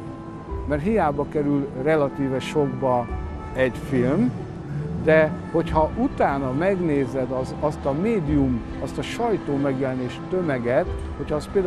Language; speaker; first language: Hungarian; native; Hungarian